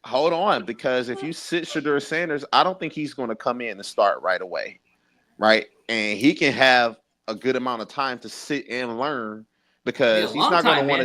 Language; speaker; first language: English; native; English